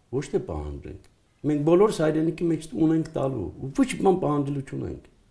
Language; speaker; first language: Armenian; native; Armenian